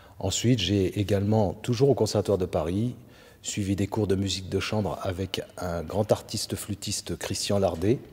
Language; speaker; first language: French; native; French